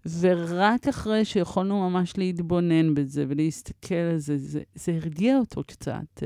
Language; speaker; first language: Hebrew; early bilingual, other home language; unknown